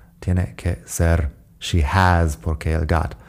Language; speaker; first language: Spanish; non-native, fluent; English